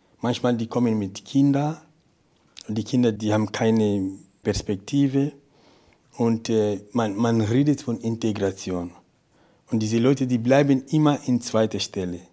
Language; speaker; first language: German; non-native, fluent; Portuguese